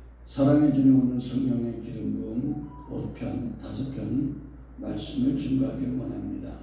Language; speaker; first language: Korean; native; Korean